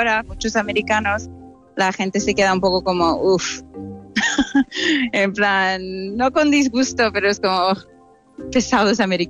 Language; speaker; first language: Spanish; non-native, fluent; English